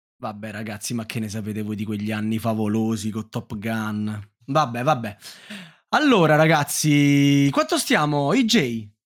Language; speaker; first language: Italian; native; Italian